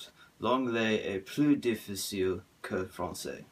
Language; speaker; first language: French; non-native, learner; English